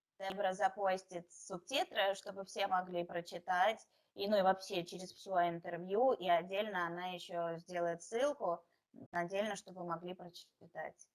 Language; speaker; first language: Russian; native; Russian